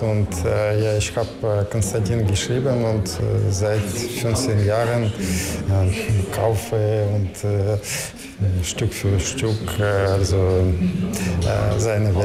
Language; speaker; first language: German; non-native, learner; Russian